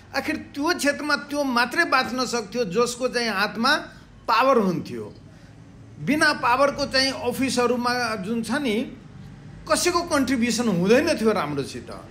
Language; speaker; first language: Nepali; non-native, local second language; Maithili